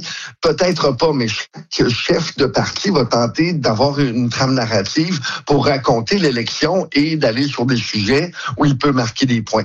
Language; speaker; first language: French; native; French